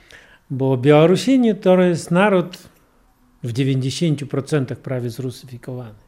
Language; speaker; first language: Polish; non-native, fluent; Russian